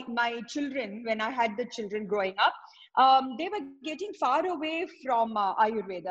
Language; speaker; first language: English; non-native, local second language; Tamil